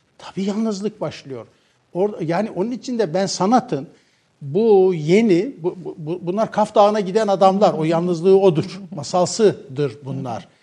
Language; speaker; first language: Turkish; native; Turkish